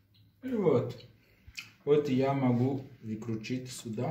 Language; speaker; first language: Russian; non-native, learner; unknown